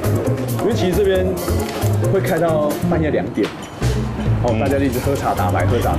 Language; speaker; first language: Chinese; native; Chinese